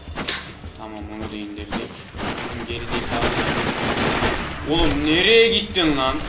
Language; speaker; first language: Turkish; native; Turkish